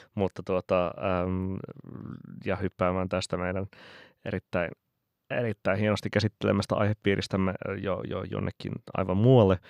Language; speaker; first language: Finnish; native; Finnish